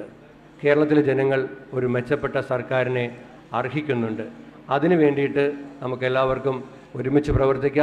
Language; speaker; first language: Malayalam; native; Malayalam